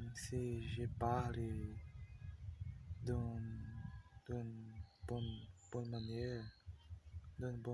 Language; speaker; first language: French; non-native, learner; Portuguese